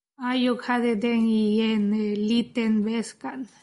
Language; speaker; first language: Swedish; non-native, learner; Spanish